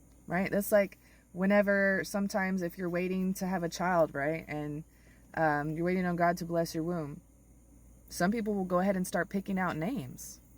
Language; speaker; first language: English; native; English